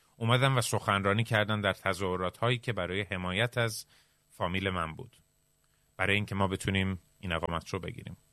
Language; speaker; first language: Persian; early bilingual, heritage; Persian